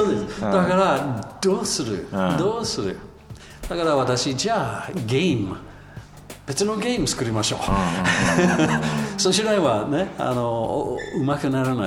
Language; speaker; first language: Japanese; non-native, learner; English